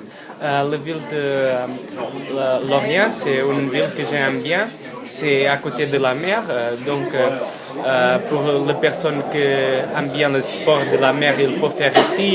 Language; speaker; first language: French; non-native, learner; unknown